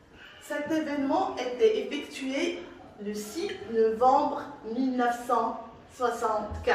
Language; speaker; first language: French; non-native, local second language; Arabic